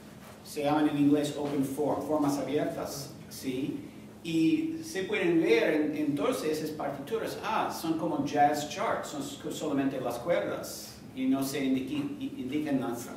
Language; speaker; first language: Spanish; non-native, fluent; English